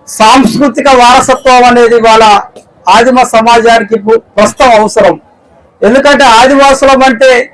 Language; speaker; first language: Telugu; non-native, local second language; Koya